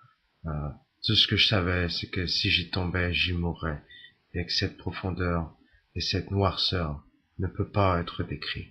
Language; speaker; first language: French; native; French